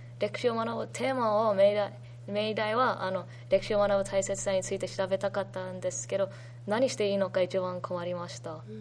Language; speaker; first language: Japanese; early bilingual, heritage; Japanese